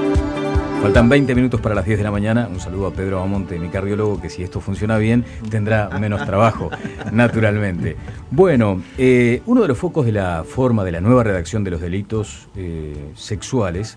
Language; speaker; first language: Spanish; native; Spanish